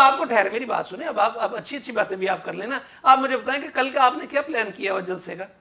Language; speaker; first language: Urdu; non-native, local second language; Punjabi